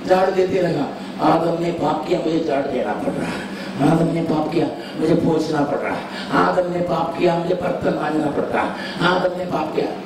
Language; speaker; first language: Hindi; non-native, local second language; Tamil